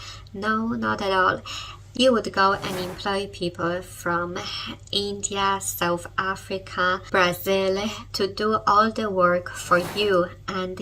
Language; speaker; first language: English; non-native, fluent; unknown